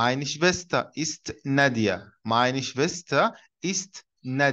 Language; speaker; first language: German; non-native, fluent; Arabic